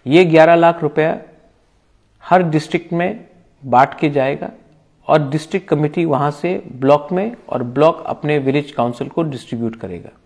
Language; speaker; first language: Hindi; non-native, local second language; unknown